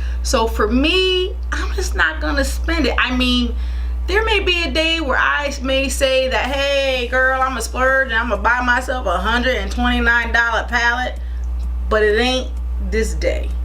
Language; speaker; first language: English; native; English